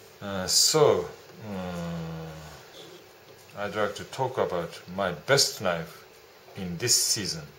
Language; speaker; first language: English; non-native, learner; Japanese